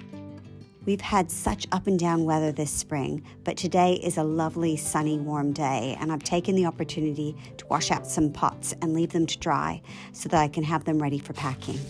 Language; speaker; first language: English; native; English